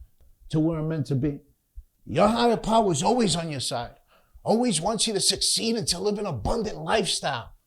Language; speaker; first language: English; native; English